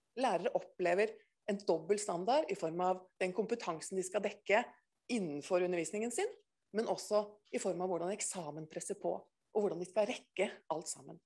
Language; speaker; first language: Norwegian; native; Norwegian